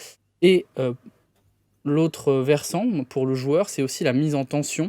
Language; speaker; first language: French; native; French